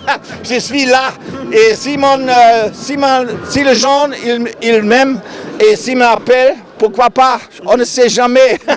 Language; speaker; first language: French; non-native, fluent; German